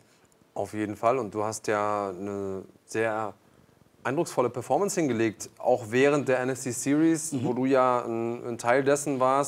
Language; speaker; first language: German; native; German